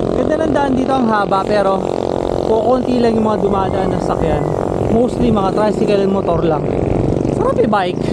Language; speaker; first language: Filipino; non-native, local second language; Pampanga